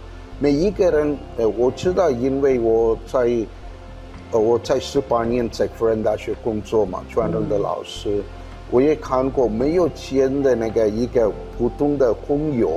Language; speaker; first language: Chinese; non-native, fluent; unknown